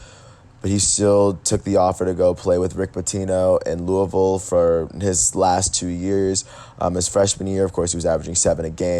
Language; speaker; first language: English; native; English